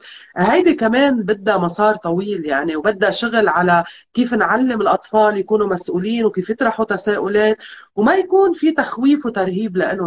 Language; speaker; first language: Arabic; native; Arabic